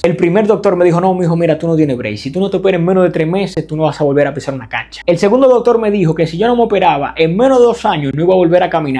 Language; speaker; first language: Spanish; native; Spanish